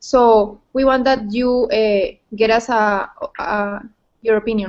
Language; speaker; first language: English; non-native, learner; Spanish